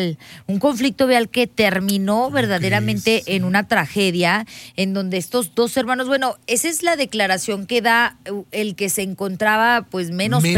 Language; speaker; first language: Spanish; native; Spanish